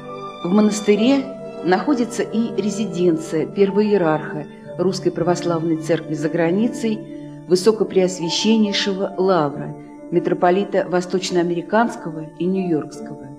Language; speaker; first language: Russian; native; Russian